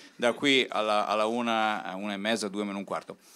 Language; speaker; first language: Italian; native; Italian